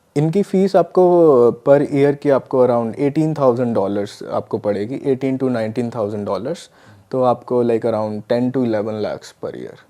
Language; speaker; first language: Hindi; native; Hindi